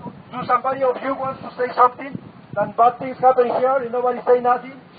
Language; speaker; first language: English; non-native, learner; Spanish